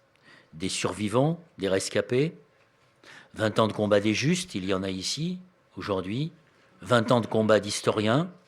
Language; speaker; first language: French; native; French